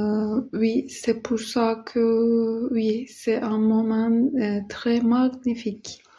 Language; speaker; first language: French; non-native, learner; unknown